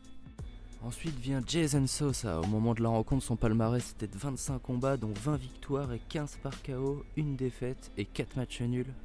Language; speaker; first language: French; native; French